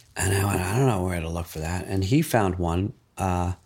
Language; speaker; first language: English; native; English